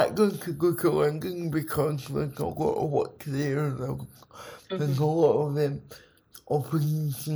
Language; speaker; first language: English; native; English